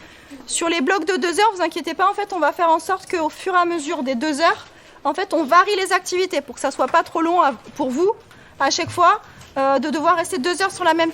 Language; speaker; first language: French; native; French